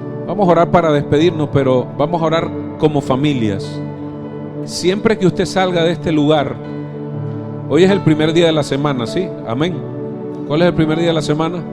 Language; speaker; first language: Spanish; native; Spanish